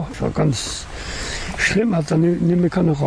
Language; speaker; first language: German; non-native, learner; French